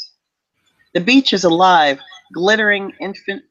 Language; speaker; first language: English; native; English